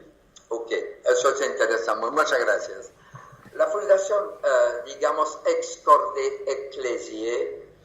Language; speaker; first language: Spanish; non-native, fluent; French